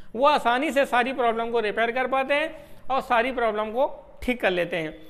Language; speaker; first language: Hindi; native; Hindi